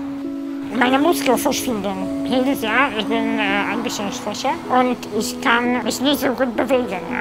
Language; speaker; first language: German; non-native, fluent; Polish